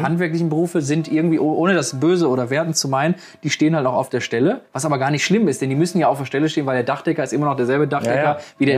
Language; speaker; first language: German; native; German